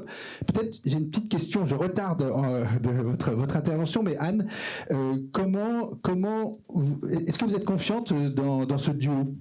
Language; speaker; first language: French; native; French